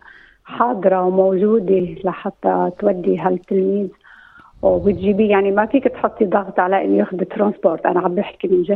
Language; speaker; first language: Arabic; native; Arabic